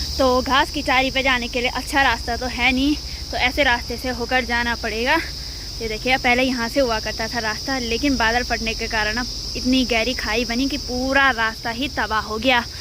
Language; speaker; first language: Hindi; native; Hindi